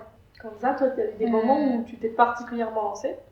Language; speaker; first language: French; native; French